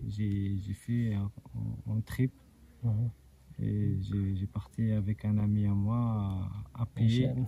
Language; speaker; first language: French; non-native, local second language; Arabic